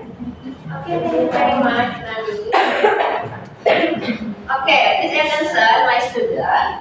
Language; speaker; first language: English; non-native, learner; Indonesian